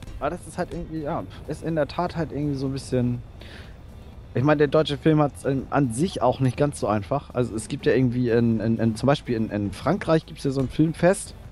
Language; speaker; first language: German; native; German